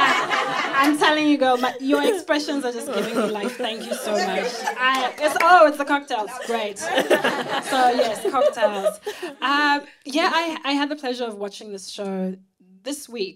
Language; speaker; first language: English; non-native, local second language; Shona